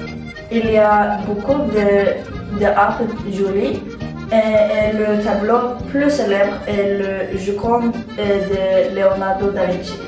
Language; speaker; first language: French; non-native, learner; Norwegian